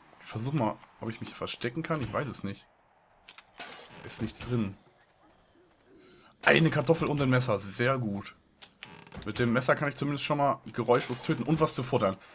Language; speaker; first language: German; native; German